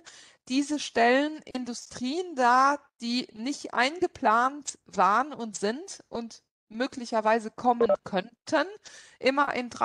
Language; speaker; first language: German; non-native, local second language; Luxembourgish